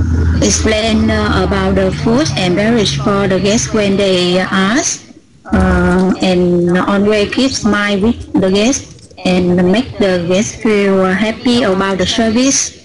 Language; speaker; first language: English; non-native, learner; Vietnamese